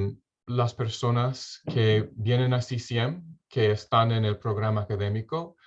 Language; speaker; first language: Spanish; non-native, fluent; English